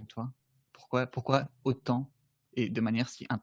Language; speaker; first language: French; native; French